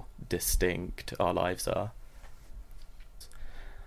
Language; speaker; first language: English; native; English